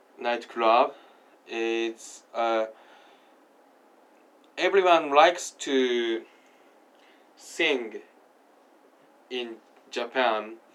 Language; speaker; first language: English; non-native, learner; Japanese